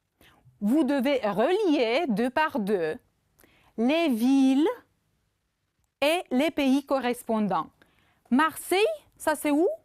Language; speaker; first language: French; non-native, fluent; Romanian